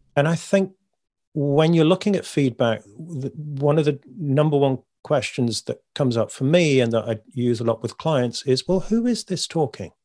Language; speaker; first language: English; native; English